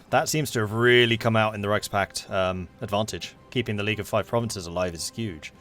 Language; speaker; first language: English; native; English